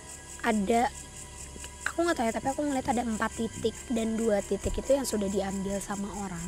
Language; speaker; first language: Indonesian; native; Indonesian